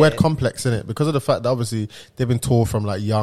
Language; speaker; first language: English; non-native, local second language; Yoruba